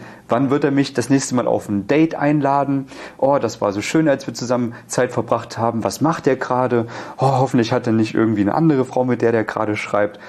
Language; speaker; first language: German; native; German